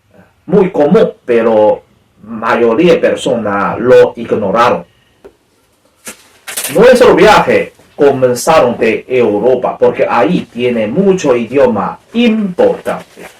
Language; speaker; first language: Spanish; non-native, learner; Chinese